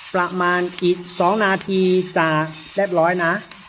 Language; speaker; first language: Thai; non-native, learner; Chinese